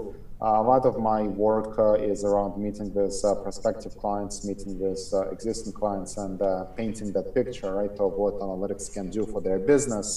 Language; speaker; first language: English; non-native, fluent; Ukrainian